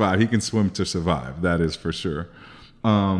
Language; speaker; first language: English; native; English